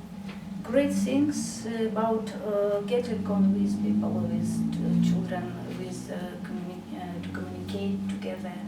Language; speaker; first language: English; non-native, learner; Russian